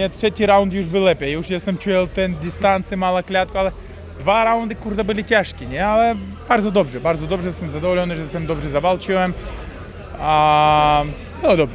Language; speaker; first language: Polish; non-native, learner; Uzbek